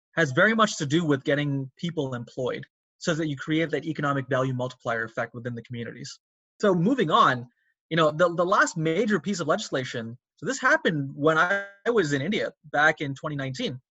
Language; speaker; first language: English; non-native, local second language; Tamil